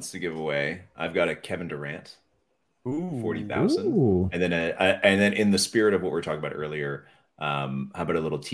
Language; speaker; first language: English; non-native, fluent; French